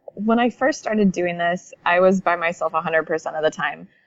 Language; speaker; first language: English; native; English